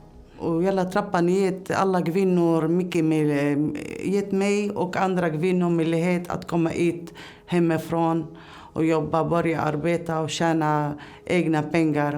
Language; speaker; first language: Swedish; non-native, fluent; Arabic